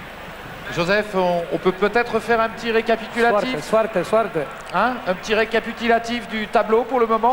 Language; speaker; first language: French; native; French